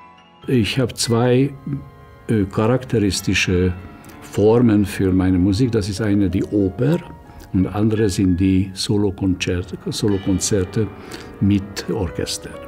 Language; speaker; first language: German; non-native, fluent; Hungarian